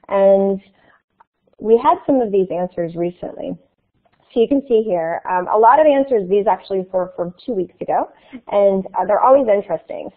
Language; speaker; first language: English; native; English